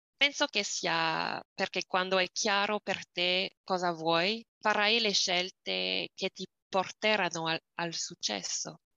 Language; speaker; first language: Italian; non-native, learner; English